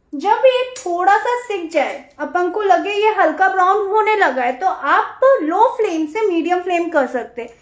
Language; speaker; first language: Hindi; native; Hindi